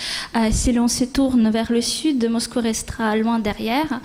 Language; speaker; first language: French; non-native, fluent; Ukrainian